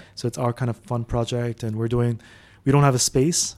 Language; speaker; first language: English; early bilingual, other home language; Arabic